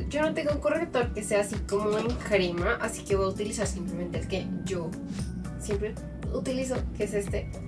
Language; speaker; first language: Spanish; native; Spanish